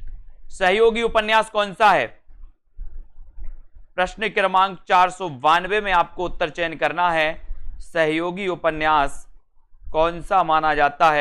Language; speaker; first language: Hindi; native; Hindi